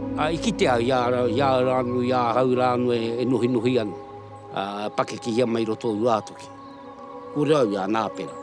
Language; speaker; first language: Māori; native; Māori